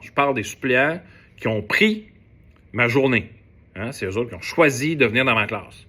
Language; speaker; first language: French; native; French